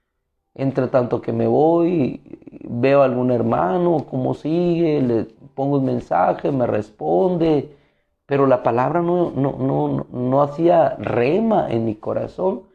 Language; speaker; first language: Spanish; native; Spanish